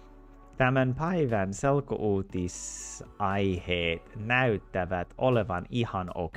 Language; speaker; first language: Finnish; non-native, learner; English